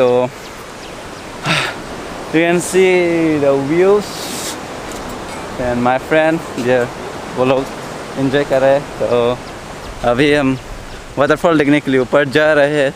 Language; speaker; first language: Hindi; non-native, local second language; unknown